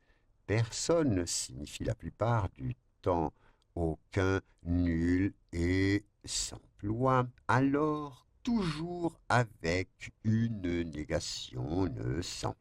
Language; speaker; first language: French; non-native, fluent; Spanish